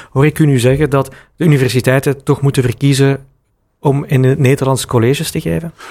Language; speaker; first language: Dutch; native; Dutch